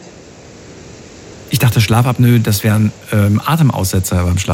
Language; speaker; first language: German; native; German